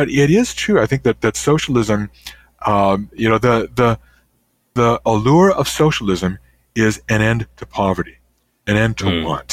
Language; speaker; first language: English; native; English